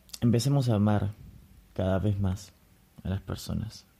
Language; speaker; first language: Spanish; native; Spanish